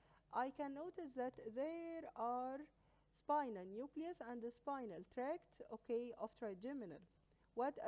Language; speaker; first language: English; non-native, local second language; Arabic